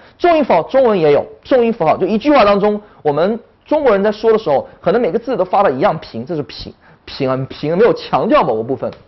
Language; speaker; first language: Chinese; native; Chinese